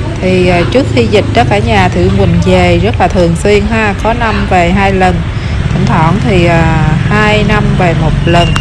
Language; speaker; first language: Vietnamese; native; Vietnamese